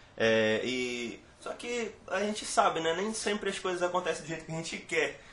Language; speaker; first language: Portuguese; native; Portuguese